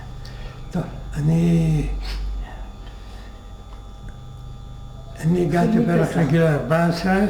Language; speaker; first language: Hebrew; non-native, fluent; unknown